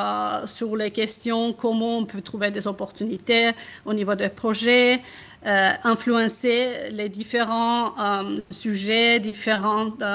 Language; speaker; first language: French; non-native, fluent; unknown